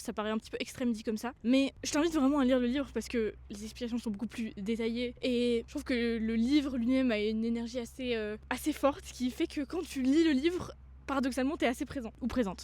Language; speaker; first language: French; native; French